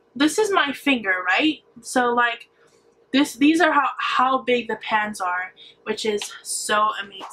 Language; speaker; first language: English; native; English